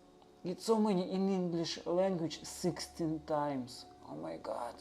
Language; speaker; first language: English; non-native, learner; Russian